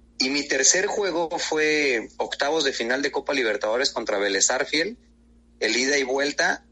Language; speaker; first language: Spanish; native; Spanish